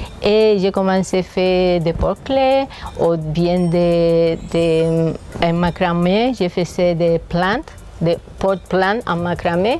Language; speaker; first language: French; non-native, fluent; Spanish